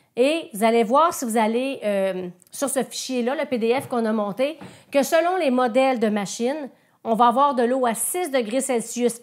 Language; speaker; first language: French; native; French